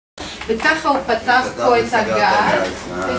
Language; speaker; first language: Hebrew; non-native, fluent; Polish